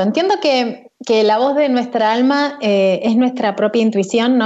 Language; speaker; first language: Spanish; native; Spanish